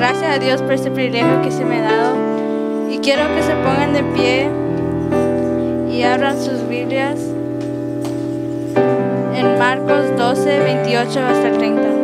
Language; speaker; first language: Spanish; early bilingual, other home language; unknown